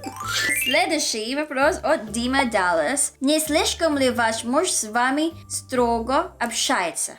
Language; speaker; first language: Russian; non-native, learner; Filipino